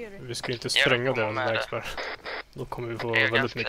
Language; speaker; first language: Swedish; native; Swedish